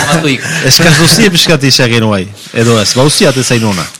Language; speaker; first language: Basque; native; Basque